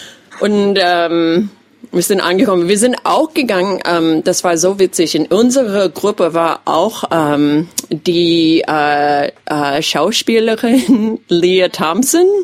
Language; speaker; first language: German; non-native, fluent; English